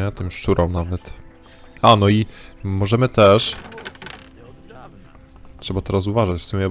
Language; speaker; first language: Polish; native; Polish